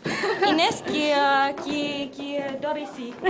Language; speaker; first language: French; non-native, learner; Indonesian